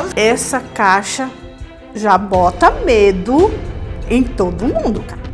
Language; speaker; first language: Portuguese; non-native, fluent; Greek